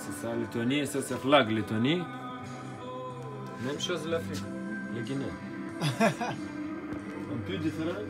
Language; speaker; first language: French; non-native, learner; Lithuanian